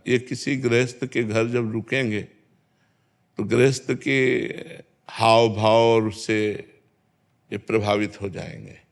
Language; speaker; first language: Hindi; native; Hindi